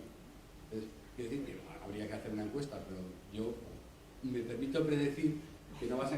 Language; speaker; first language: Spanish; native; Spanish